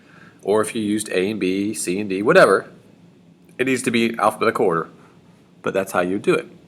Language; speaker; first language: English; native; English